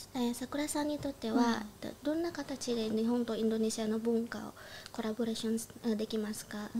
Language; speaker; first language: Japanese; non-native, learner; Indonesian